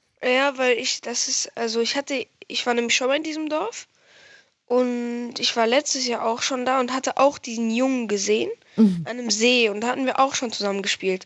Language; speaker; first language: German; native; German